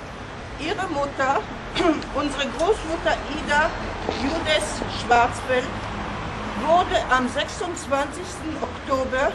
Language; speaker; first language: German; non-native, fluent; Hebrew